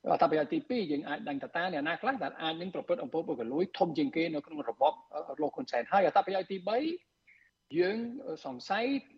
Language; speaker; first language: Khmer; non-native, fluent; Spanish